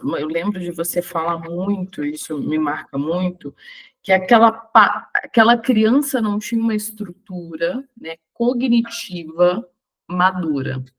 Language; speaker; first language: Portuguese; native; Portuguese